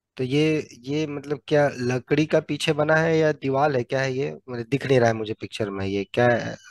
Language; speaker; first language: Hindi; native; Hindi